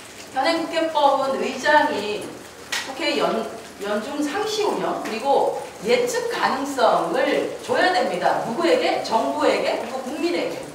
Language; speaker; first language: Korean; native; Korean